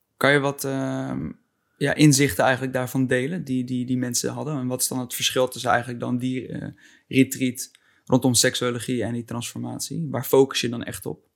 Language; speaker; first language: Dutch; native; Dutch